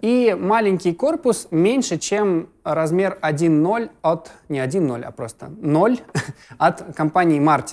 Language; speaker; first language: Russian; native; Russian